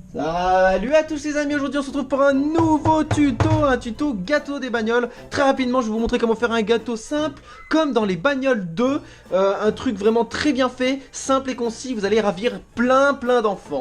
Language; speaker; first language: French; native; French